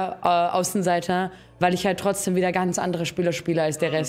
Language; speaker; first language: German; native; German